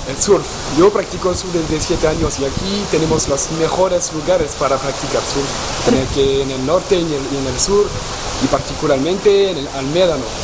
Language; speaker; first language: Spanish; non-native, learner; French